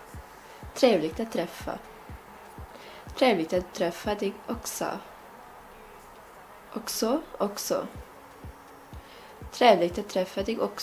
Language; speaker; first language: Swedish; non-native, learner; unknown